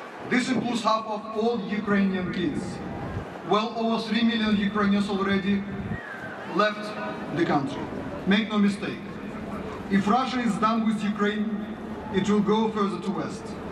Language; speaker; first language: English; non-native, fluent; Ukrainian